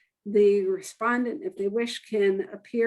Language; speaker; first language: English; native; English